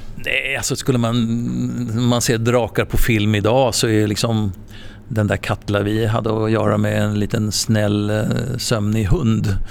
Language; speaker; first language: Swedish; native; Swedish